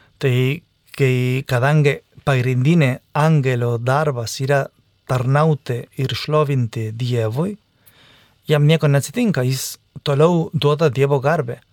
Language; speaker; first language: Lithuanian; non-native, fluent; Spanish